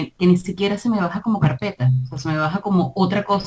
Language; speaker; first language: Spanish; native; Spanish